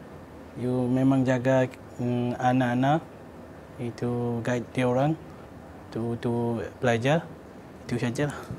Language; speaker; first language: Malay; non-native, learner; Nepali